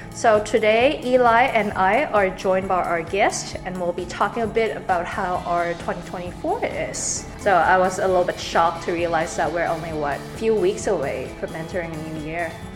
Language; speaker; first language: English; native; English